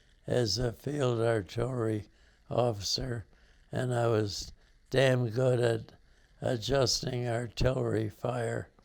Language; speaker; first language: English; native; English